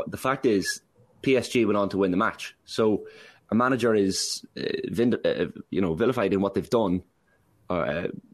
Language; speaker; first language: English; native; English